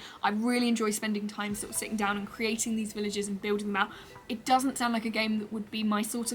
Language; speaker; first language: English; native; English